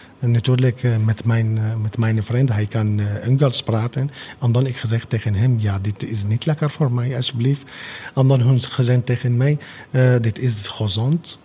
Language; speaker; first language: Dutch; non-native, learner; Arabic